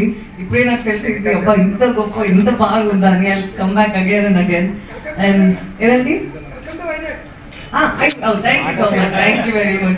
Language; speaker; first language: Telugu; non-native, local second language; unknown